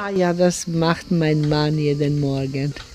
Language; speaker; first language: German; non-native, learner; Croatian